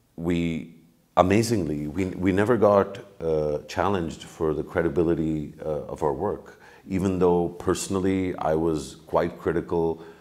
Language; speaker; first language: English; early bilingual, other home language; Urdu